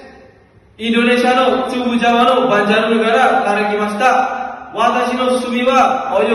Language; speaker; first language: Japanese; non-native, learner; Javanese